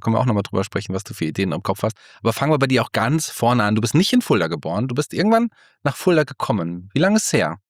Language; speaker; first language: German; native; German